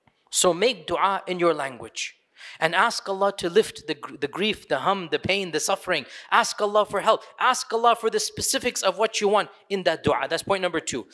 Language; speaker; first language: English; early bilingual, other home language; Urdu